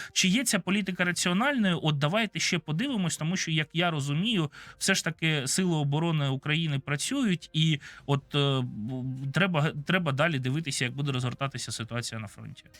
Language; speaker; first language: Ukrainian; non-native, local second language; Russian